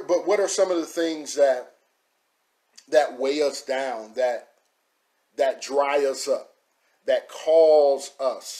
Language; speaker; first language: English; native; English